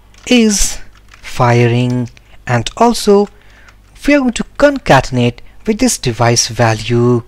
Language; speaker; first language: English; non-native, local second language; Hindi